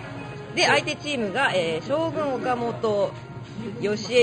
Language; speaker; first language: Japanese; native; Japanese